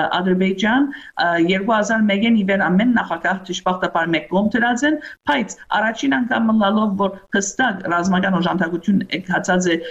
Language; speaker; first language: Armenian; early bilingual, heritage; Armenian